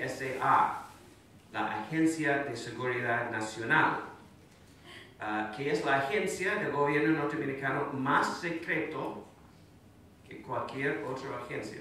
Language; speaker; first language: Spanish; non-native, fluent; English